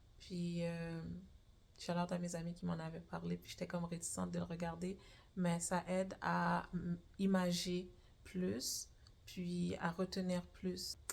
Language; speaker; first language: French; native; French